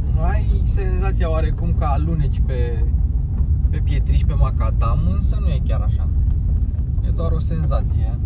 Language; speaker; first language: Romanian; native; Romanian